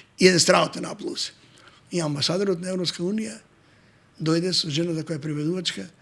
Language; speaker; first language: Macedonian; non-native, local second language; Serbian